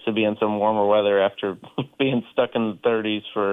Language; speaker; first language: English; native; English